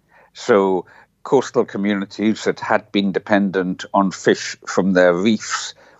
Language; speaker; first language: English; native; English